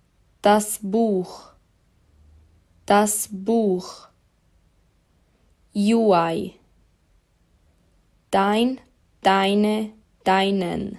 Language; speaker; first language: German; non-native, fluent; Albanian